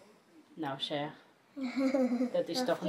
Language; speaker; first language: Dutch; non-native, learner; Filipino